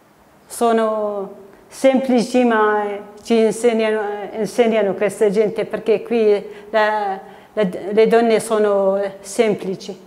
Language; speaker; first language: Italian; non-native, fluent; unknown